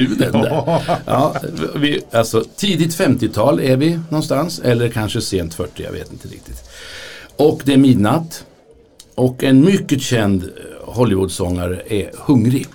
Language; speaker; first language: Swedish; native; Swedish